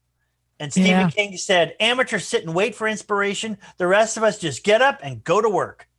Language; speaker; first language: English; native; English